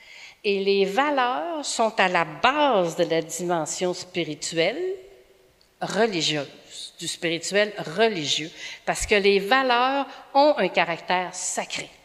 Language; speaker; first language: French; native; French